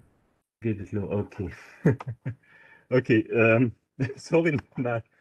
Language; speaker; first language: German; non-native, local second language; Luxembourgish